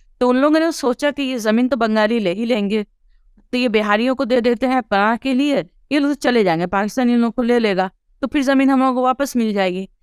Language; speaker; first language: Urdu; early bilingual, heritage; Urdu